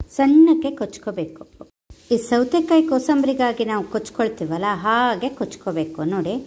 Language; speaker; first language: Kannada; non-native, local second language; Konkani